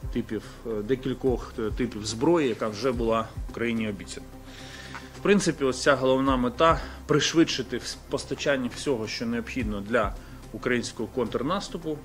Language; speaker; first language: Ukrainian; native; Ukrainian